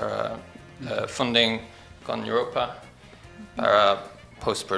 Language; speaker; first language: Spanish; non-native, learner; English